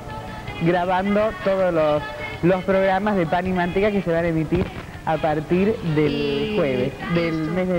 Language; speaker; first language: Spanish; native; Spanish